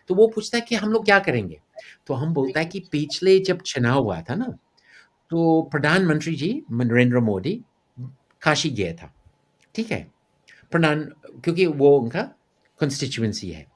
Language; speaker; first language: Hindi; non-native, fluent; English